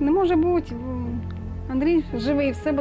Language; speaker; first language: Ukrainian; native; Ukrainian